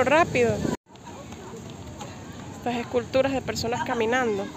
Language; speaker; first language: Spanish; native; Spanish